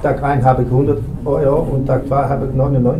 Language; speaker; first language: German; non-native, learner; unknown